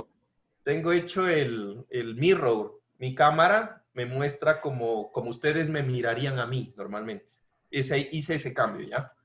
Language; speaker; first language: Spanish; native; Spanish